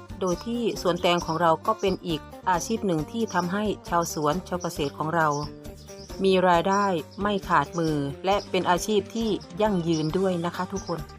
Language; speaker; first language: Thai; native; Thai